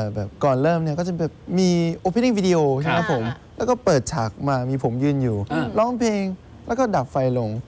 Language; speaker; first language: Thai; native; Thai